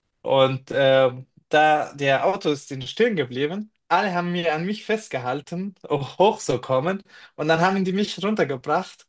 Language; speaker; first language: German; non-native, fluent; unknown